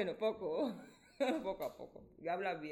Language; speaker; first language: Spanish; non-native, learner; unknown